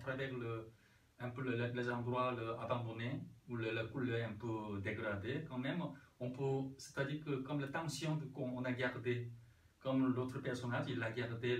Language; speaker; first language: French; non-native, learner; Korean